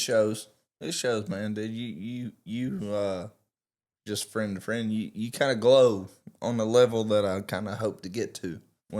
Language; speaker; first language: English; native; English